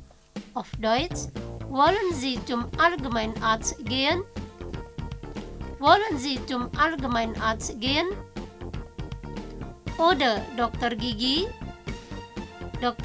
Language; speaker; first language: German; non-native, fluent; Indonesian